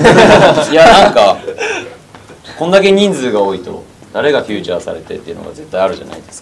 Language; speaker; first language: Japanese; native; Japanese